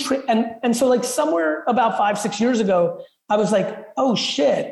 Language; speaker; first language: English; early bilingual, other home language; Russian